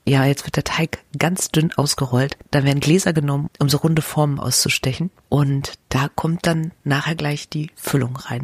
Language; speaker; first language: German; native; German